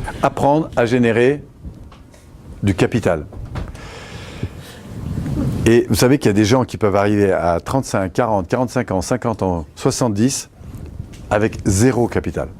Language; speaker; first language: French; native; French